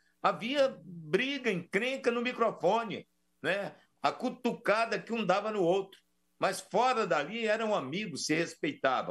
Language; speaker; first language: Portuguese; native; Portuguese